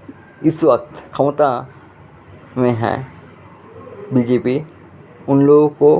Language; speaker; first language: Hindi; non-native, fluent; Bangla